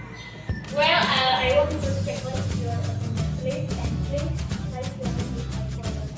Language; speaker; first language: English; non-native, learner; Indonesian